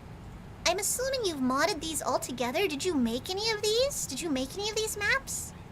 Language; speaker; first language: English; native; English